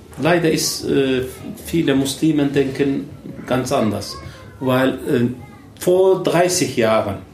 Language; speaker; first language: German; non-native, learner; Turkish